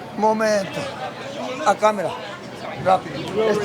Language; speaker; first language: Spanish; non-native, learner; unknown